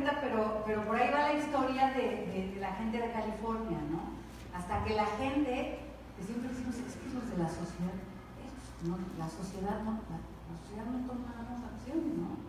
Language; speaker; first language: Spanish; native; Spanish